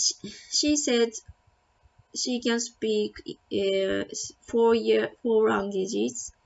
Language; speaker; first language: English; non-native, learner; Japanese